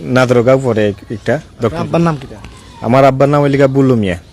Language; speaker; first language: Bangla; non-native, local second language; Sylheti